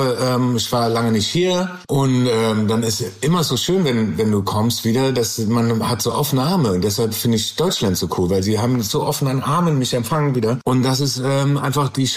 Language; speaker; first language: German; non-native, learner; English